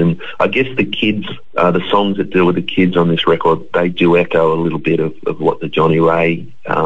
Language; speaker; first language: English; native; English